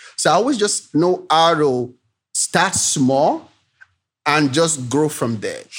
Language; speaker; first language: English; non-native, local second language; Yoruba